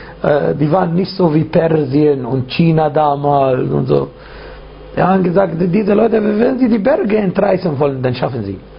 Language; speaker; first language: German; non-native, fluent; Arabic